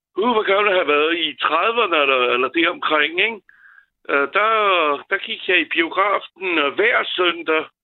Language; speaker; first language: Danish; non-native, fluent; French